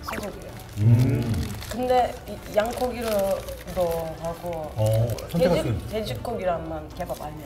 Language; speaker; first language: Korean; non-native, fluent; Turkish